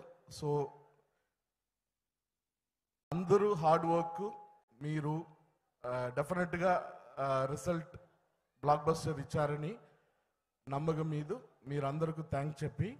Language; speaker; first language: Telugu; non-native, learner; Tamil